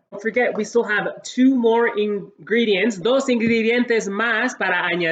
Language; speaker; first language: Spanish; early bilingual, heritage; Spanish